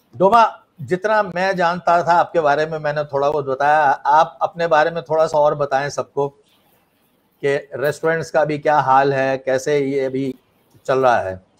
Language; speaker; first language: Hindi; native; Hindi